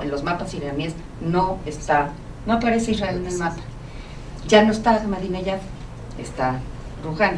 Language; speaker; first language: Spanish; native; Spanish